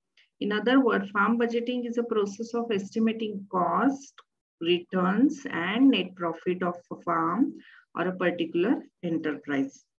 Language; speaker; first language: English; non-native, local second language; Marathi